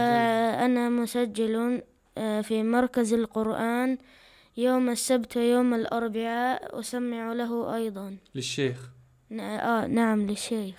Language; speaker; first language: Arabic; early bilingual, other home language; Chechen